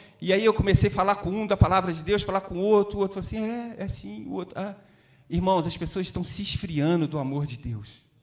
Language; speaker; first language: Portuguese; native; Portuguese